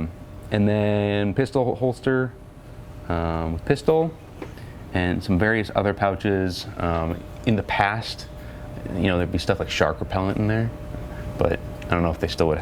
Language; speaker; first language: English; native; English